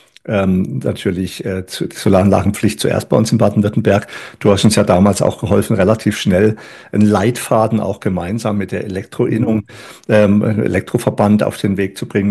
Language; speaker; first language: German; native; German